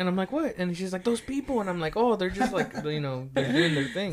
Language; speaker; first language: English; early bilingual, other home language; Spanish